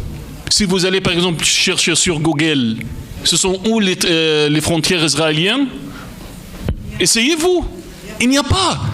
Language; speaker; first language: French; non-native, fluent; Arabic